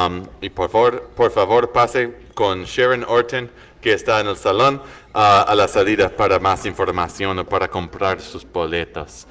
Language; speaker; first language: Spanish; non-native, learner; English